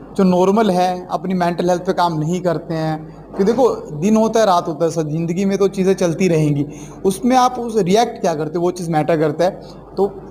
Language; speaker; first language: Hindi; native; Hindi